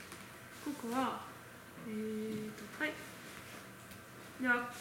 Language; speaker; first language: Japanese; non-native, learner; French